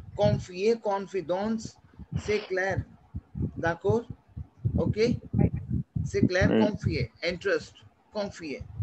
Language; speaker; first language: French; non-native, fluent; Hindi